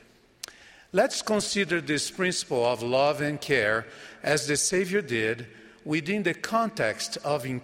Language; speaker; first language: English; non-native, fluent; Portuguese